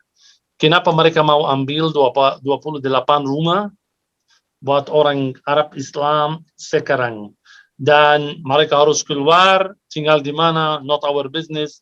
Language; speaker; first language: Indonesian; non-native, fluent; Arabic